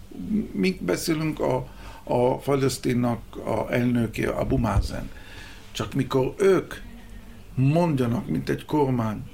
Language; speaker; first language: Hungarian; early bilingual, heritage; Hebrew